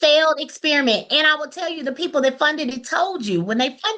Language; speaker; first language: English; native; English